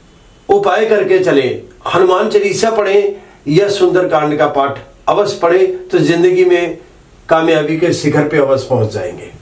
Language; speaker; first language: Hindi; native; Hindi